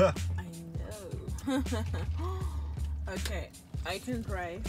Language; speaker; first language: English; non-native, learner; Spanish